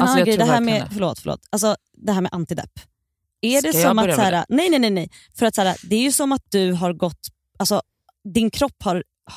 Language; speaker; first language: Swedish; native; Swedish